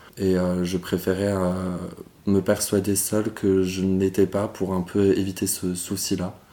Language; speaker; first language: French; native; French